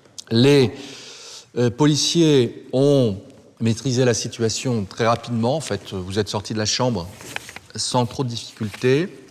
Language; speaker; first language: French; native; French